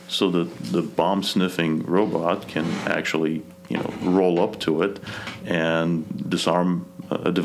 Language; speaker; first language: English; non-native, fluent; Kazakh